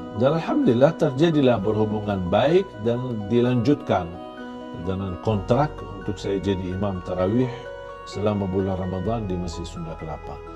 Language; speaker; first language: Indonesian; non-native, fluent; Arabic